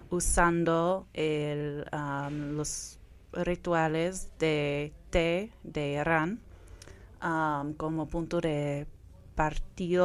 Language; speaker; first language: Spanish; non-native, fluent; English